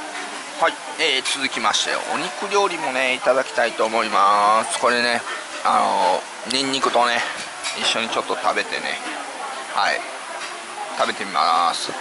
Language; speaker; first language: Japanese; native; Japanese